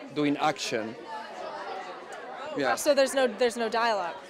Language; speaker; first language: English; non-native, fluent; Italian